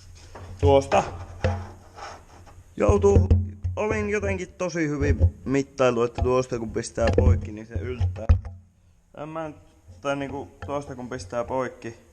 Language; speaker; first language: Finnish; native; Finnish